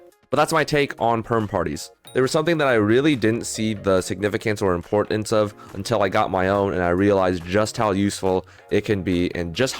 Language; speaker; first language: English; native; English